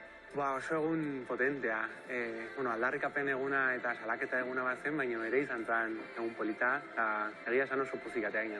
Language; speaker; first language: Basque; native; Basque